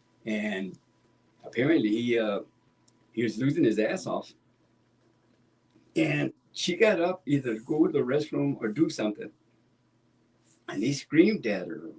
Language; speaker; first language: English; native; English